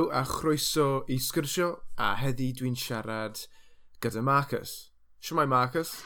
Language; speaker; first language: Welsh; non-native, local second language; English